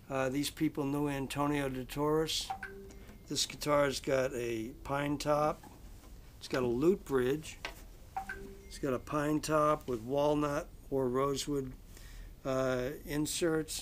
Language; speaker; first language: English; native; English